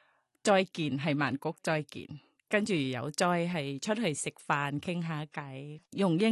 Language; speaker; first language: Cantonese; non-native, learner; Thai